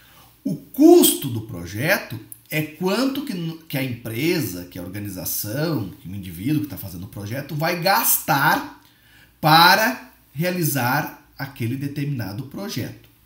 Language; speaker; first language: Portuguese; native; Portuguese